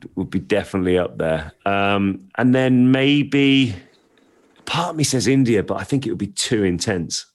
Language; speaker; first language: English; native; English